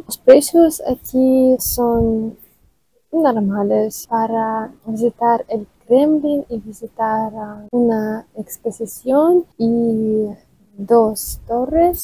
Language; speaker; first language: Spanish; non-native, learner; Russian